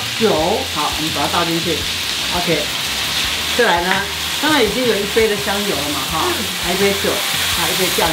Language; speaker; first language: Chinese; native; Chinese